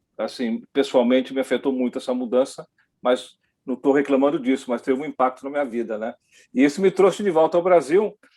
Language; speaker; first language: Portuguese; early bilingual, other home language; Dutch